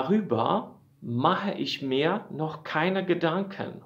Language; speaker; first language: German; non-native, fluent; Polish